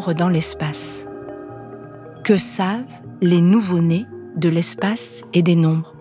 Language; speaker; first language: French; native; French